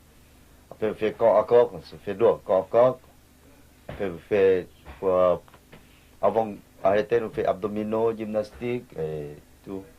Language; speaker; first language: French; non-native, learner; Thai